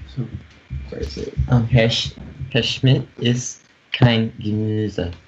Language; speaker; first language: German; non-native, learner; English